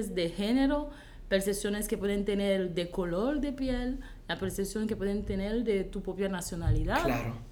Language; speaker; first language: Spanish; non-native, fluent; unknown